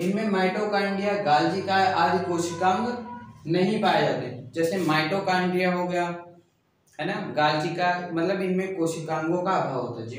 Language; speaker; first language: Hindi; native; Hindi